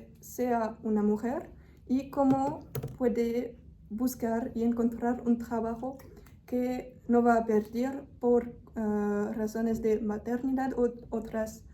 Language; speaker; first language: Spanish; non-native, fluent; French